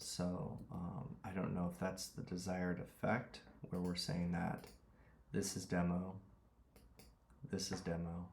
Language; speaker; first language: English; native; English